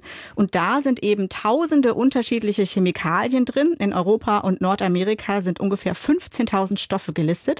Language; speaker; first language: German; native; German